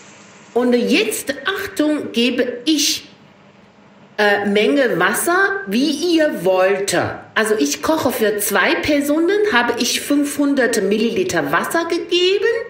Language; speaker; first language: German; non-native, learner; Chinese